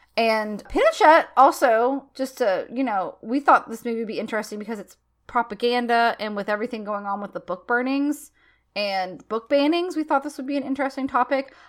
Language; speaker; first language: English; native; English